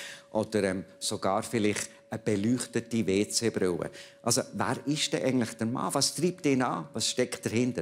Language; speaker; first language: German; native; German